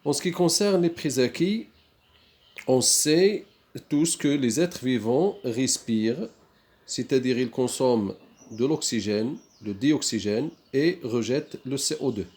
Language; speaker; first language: French; non-native, local second language; Arabic